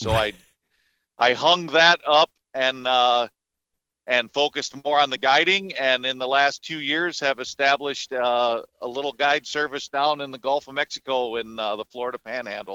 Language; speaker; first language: English; native; English